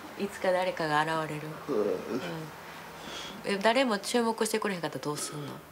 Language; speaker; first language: Japanese; native; Japanese